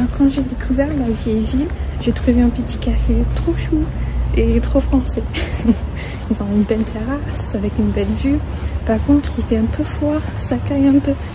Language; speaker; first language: French; non-native, fluent; English